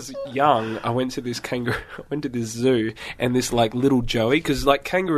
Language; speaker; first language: English; native; English